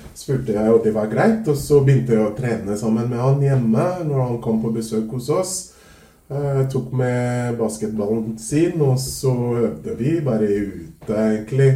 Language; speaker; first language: Norwegian; non-native, fluent; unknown